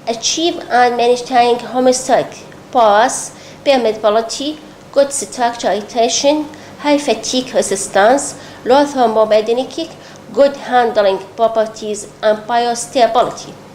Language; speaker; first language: English; non-native, local second language; Arabic